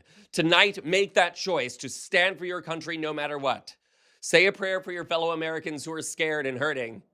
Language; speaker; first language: English; native; English